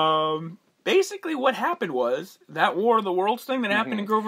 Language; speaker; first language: English; native; English